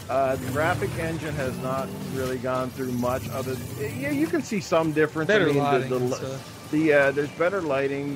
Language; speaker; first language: English; native; English